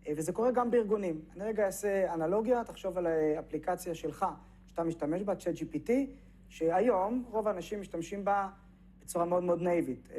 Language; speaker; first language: Hebrew; native; Hebrew